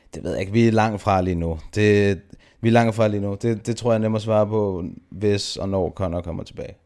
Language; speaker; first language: Danish; native; Danish